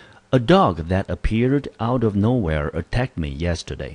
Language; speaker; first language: English; non-native, fluent; Chinese